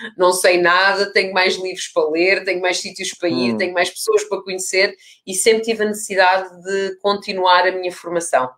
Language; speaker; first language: Portuguese; early bilingual, other home language; English